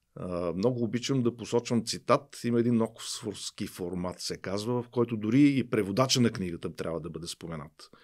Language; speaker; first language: Bulgarian; native; Bulgarian